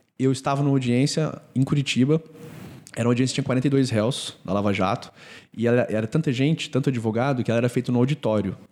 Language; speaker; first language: Portuguese; native; Portuguese